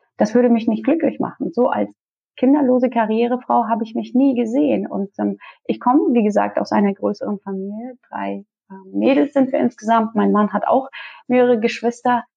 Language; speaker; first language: German; early bilingual, other home language; Russian